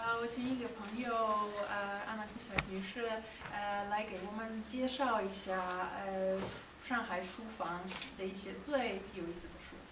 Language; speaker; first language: Chinese; non-native, fluent; Polish